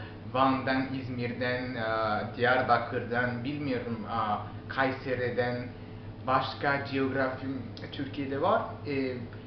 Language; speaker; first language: Turkish; non-native, learner; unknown